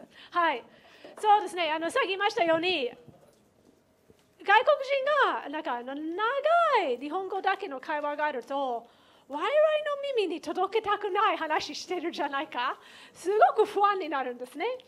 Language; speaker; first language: Japanese; non-native, fluent; English